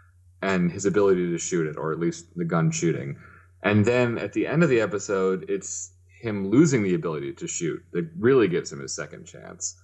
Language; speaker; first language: English; native; English